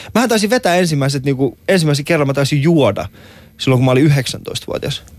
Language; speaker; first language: Finnish; early bilingual, other home language; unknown